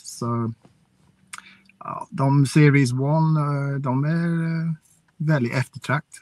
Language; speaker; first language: Swedish; non-native, fluent; English